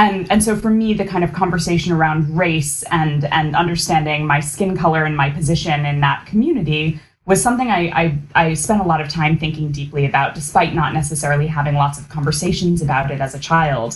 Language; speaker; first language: English; native; English